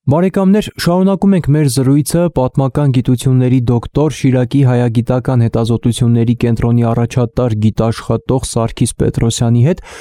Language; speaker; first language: Armenian; native; Armenian